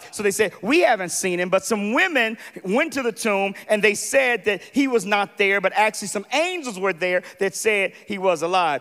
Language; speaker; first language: English; native; English